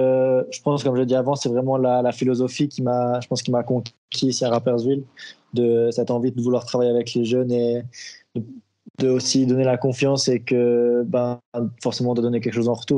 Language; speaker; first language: French; native; French